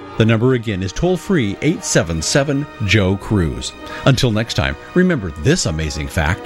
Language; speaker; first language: English; native; English